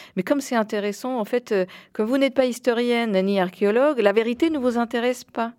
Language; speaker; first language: French; early bilingual, heritage; Spanish